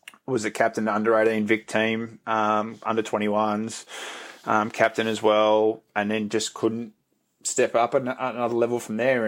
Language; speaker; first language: English; native; English